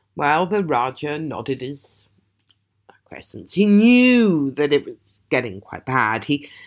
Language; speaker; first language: English; native; English